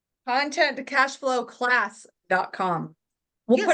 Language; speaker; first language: English; native; English